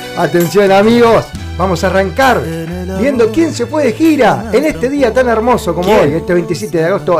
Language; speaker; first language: Spanish; native; Spanish